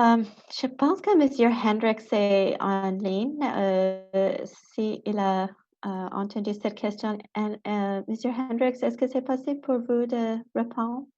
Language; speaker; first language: French; non-native, local second language; English